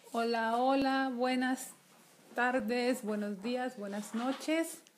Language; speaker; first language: Spanish; native; Spanish